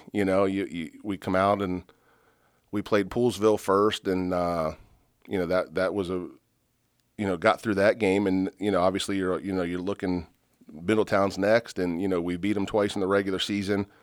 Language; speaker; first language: English; native; English